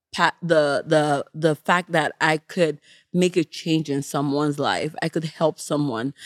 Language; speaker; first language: English; non-native, local second language; Yoruba